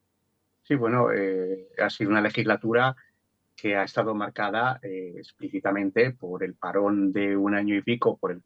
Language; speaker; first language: Spanish; native; Spanish